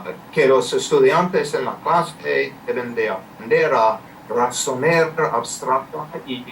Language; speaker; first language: Spanish; non-native, fluent; English